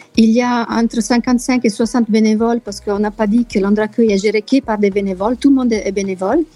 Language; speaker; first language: French; non-native, fluent; Italian